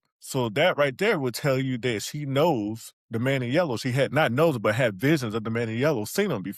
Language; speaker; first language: English; native; English